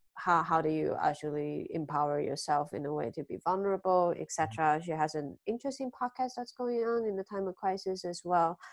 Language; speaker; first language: English; early bilingual, other home language; Chinese